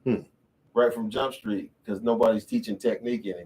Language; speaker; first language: English; native; English